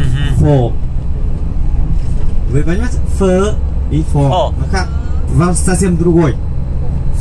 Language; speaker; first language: Russian; non-native, learner; Vietnamese